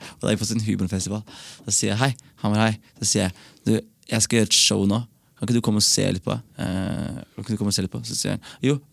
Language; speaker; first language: Norwegian; early bilingual, other home language; Somali